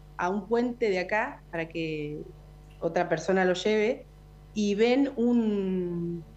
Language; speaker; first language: Spanish; native; Spanish